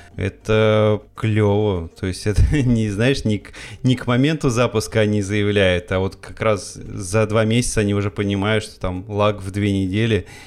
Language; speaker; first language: Russian; native; Russian